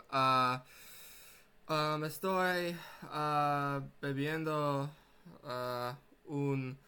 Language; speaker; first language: Spanish; non-native, learner; English